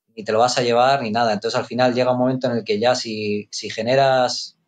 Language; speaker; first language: Spanish; native; Spanish